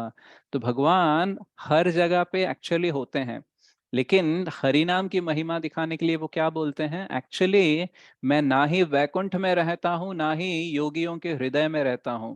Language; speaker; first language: Hindi; native; Hindi